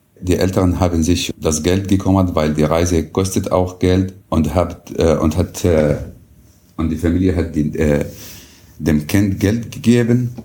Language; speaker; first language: German; non-native, fluent; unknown